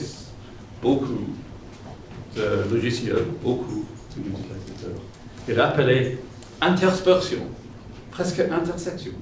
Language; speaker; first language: French; non-native, fluent; English